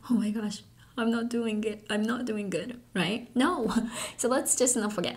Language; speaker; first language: English; non-native, fluent; Japanese